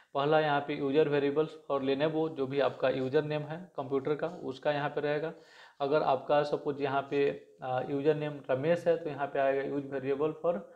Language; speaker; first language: Hindi; native; Hindi